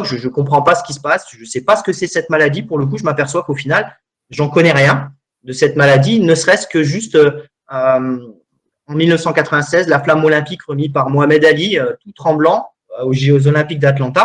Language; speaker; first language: French; native; French